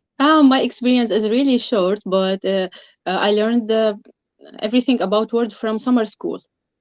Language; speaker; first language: English; non-native, learner; Arabic